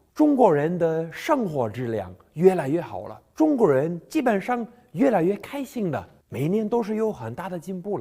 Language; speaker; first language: Chinese; non-native, fluent; English